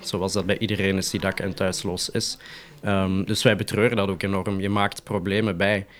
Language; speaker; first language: Dutch; native; Dutch